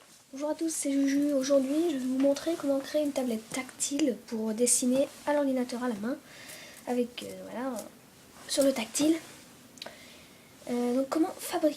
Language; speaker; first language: French; native; French